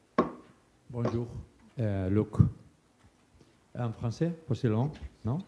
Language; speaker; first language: French; non-native, learner; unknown